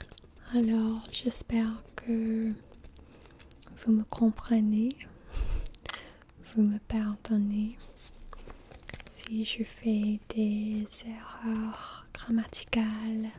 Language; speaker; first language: French; non-native, learner; English